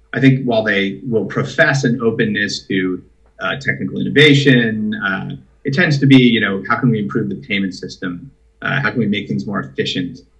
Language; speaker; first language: English; native; English